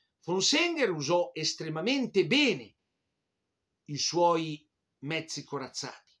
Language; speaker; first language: Italian; native; Italian